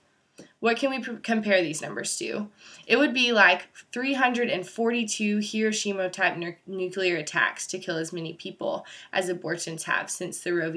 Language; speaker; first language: English; native; English